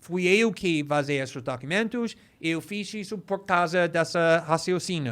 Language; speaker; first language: Portuguese; non-native, fluent; English